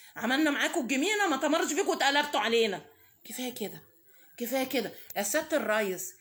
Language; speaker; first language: Egyptian Arabic; native; Egyptian Arabic